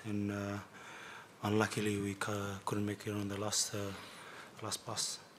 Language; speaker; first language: English; non-native, local second language; Fijian